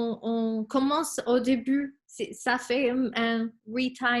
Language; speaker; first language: French; non-native, fluent; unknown